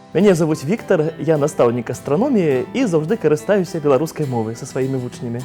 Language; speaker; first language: Belarusian; non-native, local second language; Russian